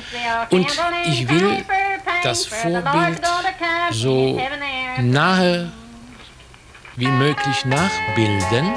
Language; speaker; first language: German; native; German